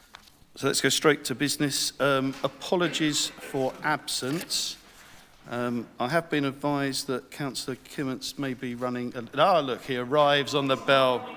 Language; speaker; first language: English; native; English